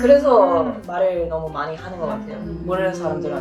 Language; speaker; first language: Korean; non-native, fluent; English